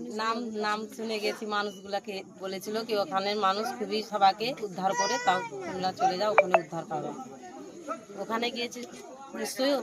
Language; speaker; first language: Bangla; non-native, local second language; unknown